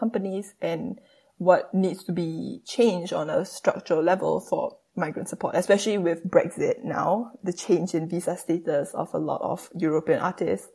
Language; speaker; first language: English; native; English